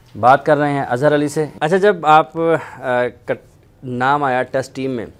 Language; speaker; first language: Urdu; non-native, local second language; Punjabi